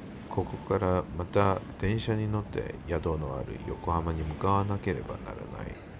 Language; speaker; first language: Japanese; non-native, fluent; Korean